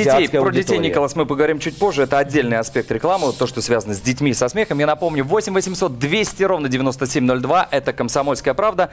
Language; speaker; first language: Russian; native; Russian